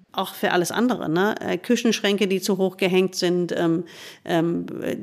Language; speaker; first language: German; non-native, fluent; English